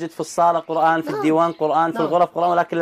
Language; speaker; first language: Arabic; native; Arabic